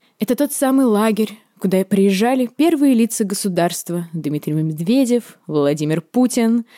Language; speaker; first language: Russian; native; Russian